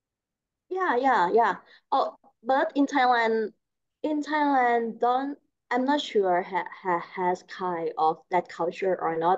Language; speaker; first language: English; non-native, learner; Thai